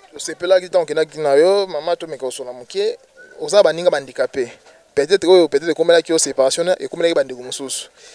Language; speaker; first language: Lingala; native; Lingala